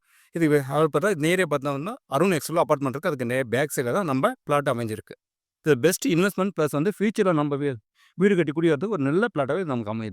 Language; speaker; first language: Tamil; native; Tamil